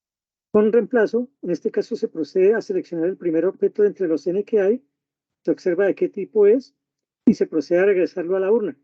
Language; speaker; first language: Spanish; native; Spanish